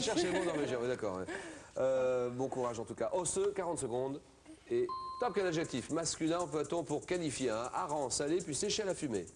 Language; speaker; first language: French; native; French